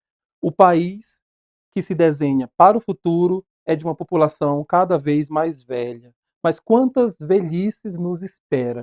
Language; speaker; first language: Portuguese; native; Portuguese